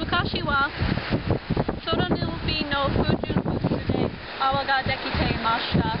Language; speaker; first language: Japanese; non-native, learner; English